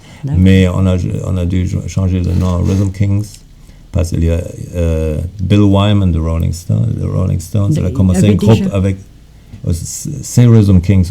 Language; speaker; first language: French; non-native, fluent; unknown